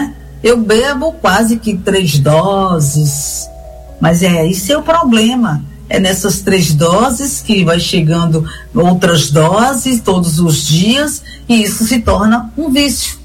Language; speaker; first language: Portuguese; native; Portuguese